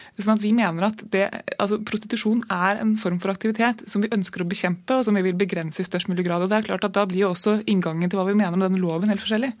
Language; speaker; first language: Norwegian; native; Norwegian